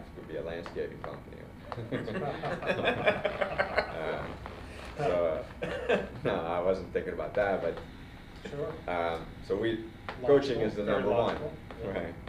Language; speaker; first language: English; non-native, fluent; Swedish